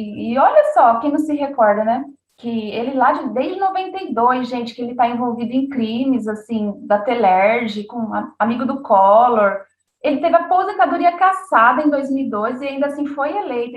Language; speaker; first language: Portuguese; native; Portuguese